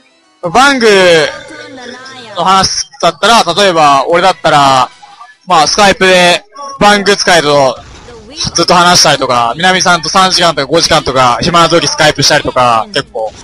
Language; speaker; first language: Japanese; native; Japanese